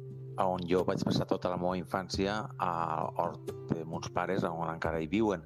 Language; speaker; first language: Catalan; native; Catalan